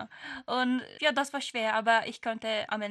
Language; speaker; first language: German; non-native, fluent; Turkish